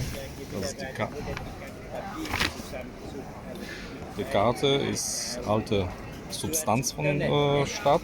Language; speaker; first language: German; non-native, fluent; Polish